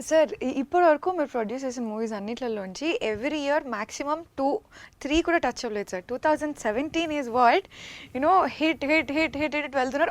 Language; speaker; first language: Telugu; native; Telugu